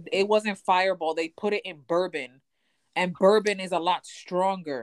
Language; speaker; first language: English; early bilingual, other home language; Spanish